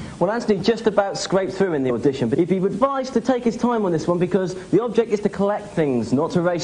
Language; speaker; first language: English; native; English